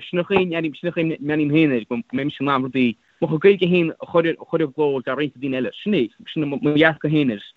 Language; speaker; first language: Irish; native; Irish